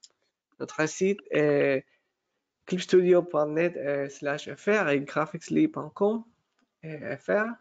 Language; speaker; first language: French; non-native, fluent; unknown